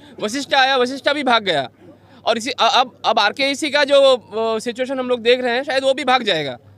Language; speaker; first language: Hindi; non-native, local second language; Bangla